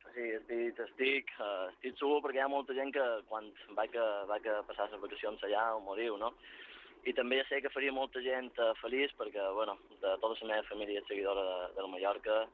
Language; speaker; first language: Catalan; native; Catalan